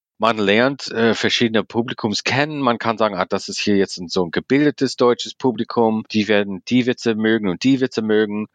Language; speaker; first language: German; non-native, fluent; English